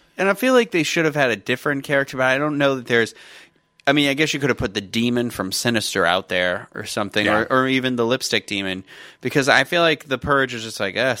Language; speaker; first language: English; native; English